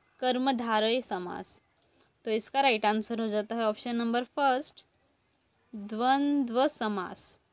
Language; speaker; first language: Hindi; native; Hindi